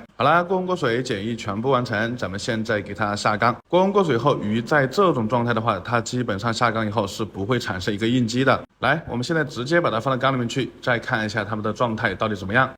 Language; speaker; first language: Chinese; native; Chinese